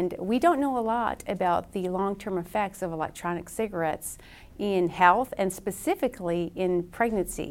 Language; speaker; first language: English; native; English